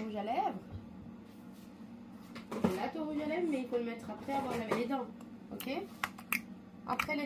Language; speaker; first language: French; native; French